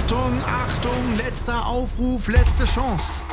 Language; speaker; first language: German; native; German